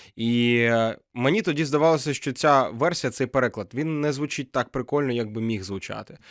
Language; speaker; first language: Ukrainian; non-native, local second language; Russian